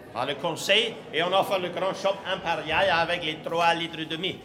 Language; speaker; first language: German; native; German